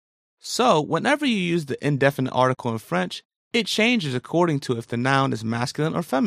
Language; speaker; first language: English; native; English